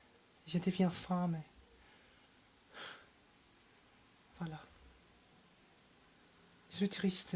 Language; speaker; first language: French; non-native, learner; German